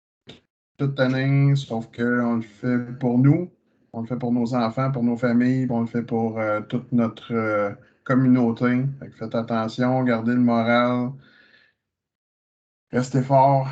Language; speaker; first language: French; native; French